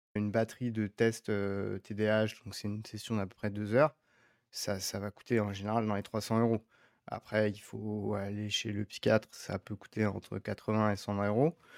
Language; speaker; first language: French; native; French